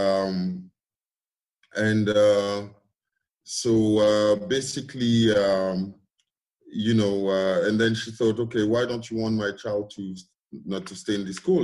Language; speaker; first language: English; non-native, local second language; French